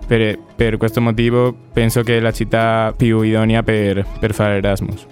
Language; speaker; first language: Italian; non-native, learner; Spanish